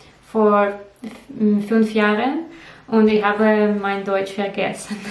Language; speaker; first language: German; non-native, learner; Russian